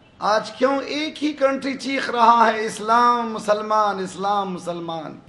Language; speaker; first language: Urdu; native; Urdu